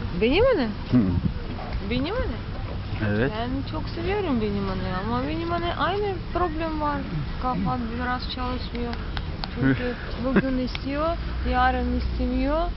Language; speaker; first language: Turkish; non-native, learner; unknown